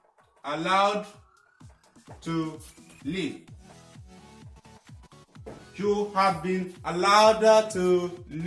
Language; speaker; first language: English; non-native, fluent; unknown